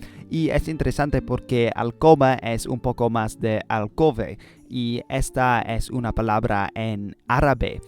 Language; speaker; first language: Spanish; non-native, learner; English